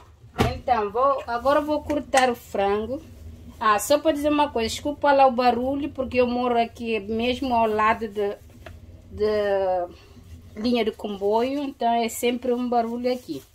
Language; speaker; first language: Portuguese; non-native, local second language; Upper Guinea Crioulo